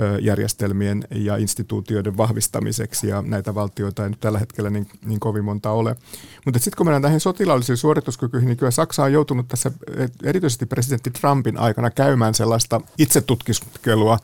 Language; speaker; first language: Finnish; native; Finnish